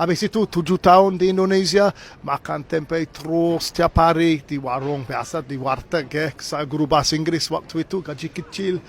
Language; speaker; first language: Indonesian; non-native, fluent; English